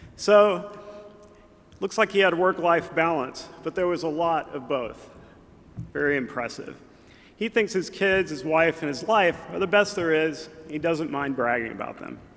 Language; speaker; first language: English; native; English